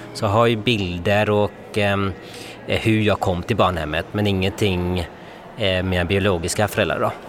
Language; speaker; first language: Swedish; early bilingual, other home language; Bangla